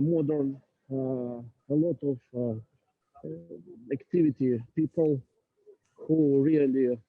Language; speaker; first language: English; non-native, learner; Russian